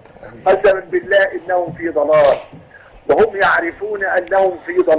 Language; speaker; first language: Arabic; native; Arabic